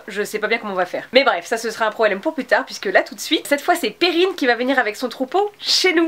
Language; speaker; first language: French; native; French